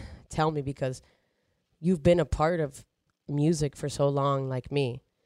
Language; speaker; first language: English; early bilingual, other home language; Spanish